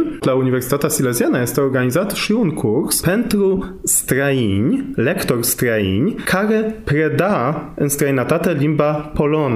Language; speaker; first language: Romanian; non-native, fluent; Polish